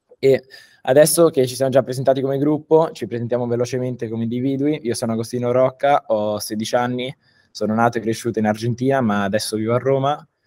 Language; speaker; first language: Italian; early bilingual, heritage; Italian